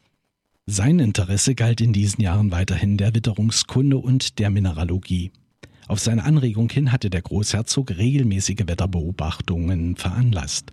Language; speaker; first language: German; native; German